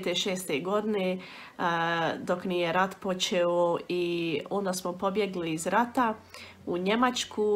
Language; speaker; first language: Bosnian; early bilingual, heritage; Bosnian